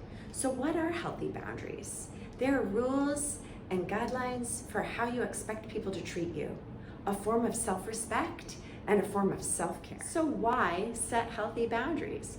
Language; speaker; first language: English; native; English